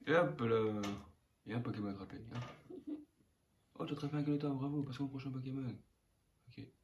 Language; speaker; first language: French; native; French